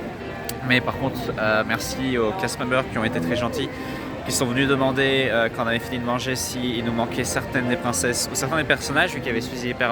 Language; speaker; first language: French; native; French